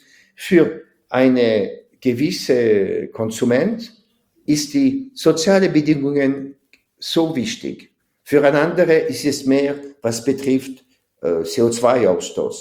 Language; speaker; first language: German; non-native, fluent; French